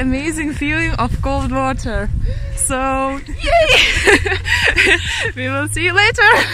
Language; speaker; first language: English; non-native, learner; Lithuanian